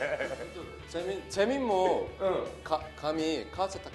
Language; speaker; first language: Japanese; non-native, learner; Korean